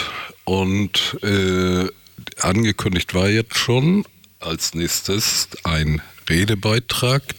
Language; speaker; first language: German; native; German